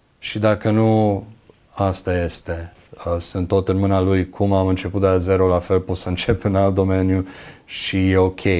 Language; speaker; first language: Romanian; early bilingual, other home language; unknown